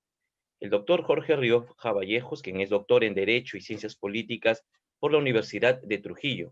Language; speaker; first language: Spanish; native; Spanish